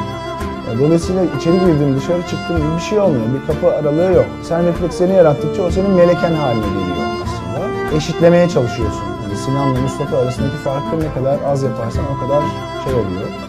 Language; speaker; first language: Turkish; native; Turkish